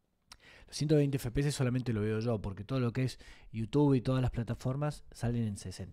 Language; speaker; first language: Spanish; native; Spanish